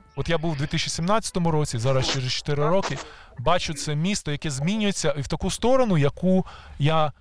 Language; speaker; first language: Ukrainian; native; Ukrainian